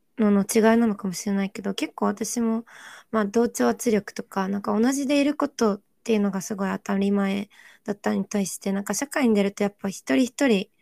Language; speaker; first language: Japanese; early bilingual, other home language; Korean